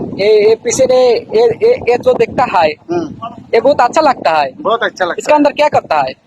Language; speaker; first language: Hindi; non-native, learner; Bangla